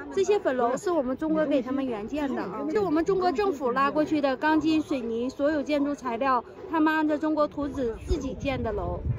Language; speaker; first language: Chinese; native; Chinese